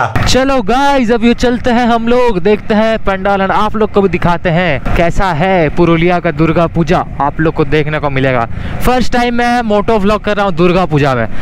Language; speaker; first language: Hindi; non-native, local second language; Bangla